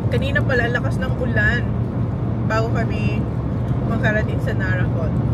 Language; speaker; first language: Filipino; non-native, local second language; Bikol